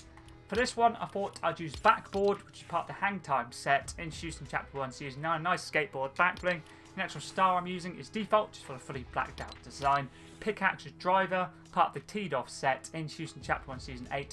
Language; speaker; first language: English; native; English